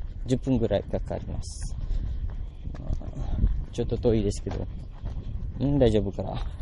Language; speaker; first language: Japanese; non-native, learner; Malay